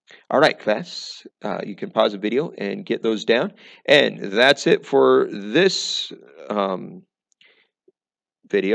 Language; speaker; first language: English; native; English